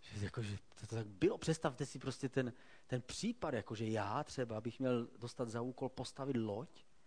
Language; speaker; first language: Czech; native; Czech